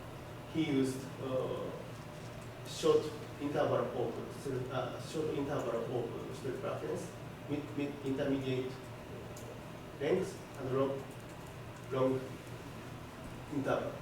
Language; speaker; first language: English; non-native, fluent; Japanese